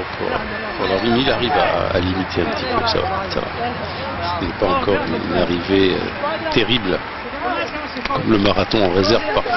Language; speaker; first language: French; native; French